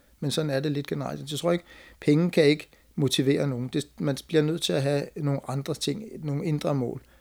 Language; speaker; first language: Danish; native; Danish